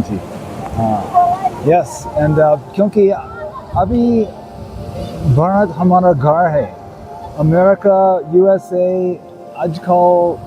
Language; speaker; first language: Hindi; non-native, learner; English